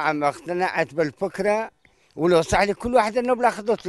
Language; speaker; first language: Arabic; native; Arabic